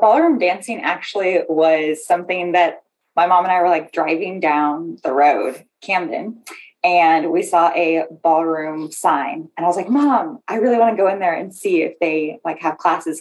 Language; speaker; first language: English; native; English